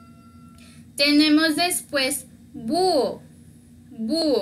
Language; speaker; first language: Spanish; native; Spanish